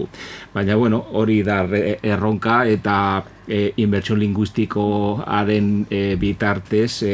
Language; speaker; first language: Basque; non-native, local second language; Spanish